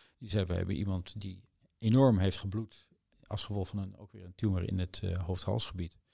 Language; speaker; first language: Dutch; native; Dutch